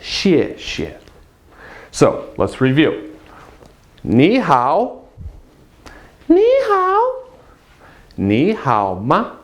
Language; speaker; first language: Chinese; non-native, fluent; English